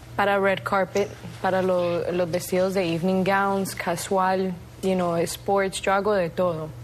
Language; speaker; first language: Spanish; early bilingual, heritage; Spanish